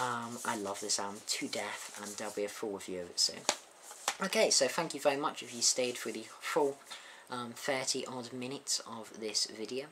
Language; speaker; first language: English; native; English